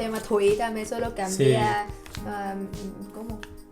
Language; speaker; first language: Spanish; non-native, learner; Vietnamese